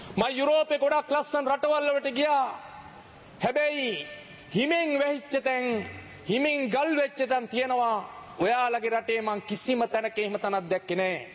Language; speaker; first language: Sinhala; native; Sinhala